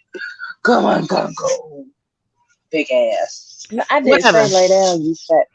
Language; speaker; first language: English; native; English